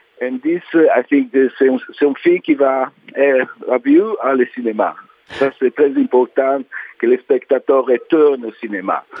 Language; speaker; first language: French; non-native, learner; Italian